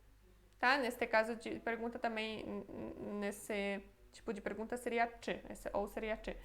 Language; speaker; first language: Portuguese; non-native, fluent; Polish